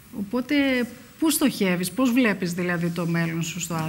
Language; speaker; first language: Greek; native; Greek